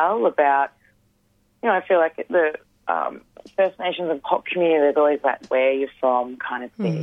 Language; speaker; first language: English; native; English